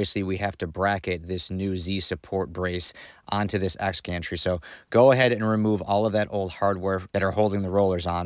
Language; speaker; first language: English; native; English